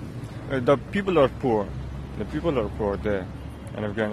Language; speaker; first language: English; non-native, learner; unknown